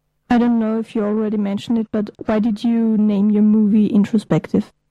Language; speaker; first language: English; non-native, fluent; German